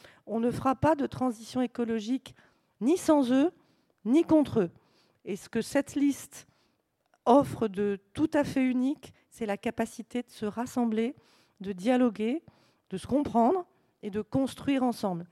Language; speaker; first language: French; native; French